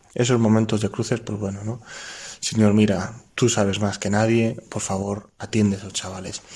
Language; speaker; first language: Spanish; native; Spanish